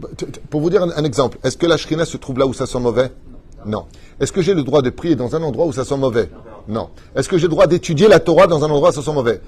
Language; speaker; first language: French; native; French